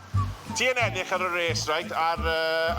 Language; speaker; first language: Welsh; non-native, learner; English